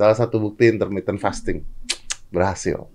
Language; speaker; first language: Indonesian; native; Indonesian